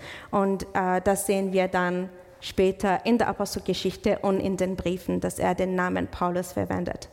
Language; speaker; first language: German; non-native, fluent; English